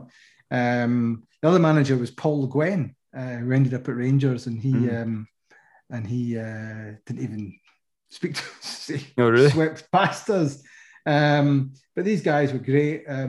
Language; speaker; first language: English; native; English